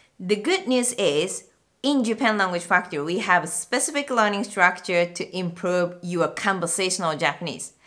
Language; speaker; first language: English; non-native, fluent; Japanese